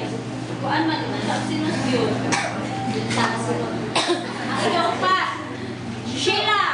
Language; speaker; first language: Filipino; non-native, local second language; Cebuano